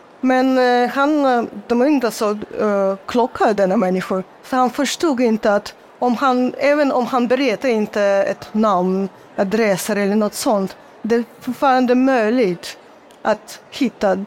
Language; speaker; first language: Swedish; non-native, fluent; Russian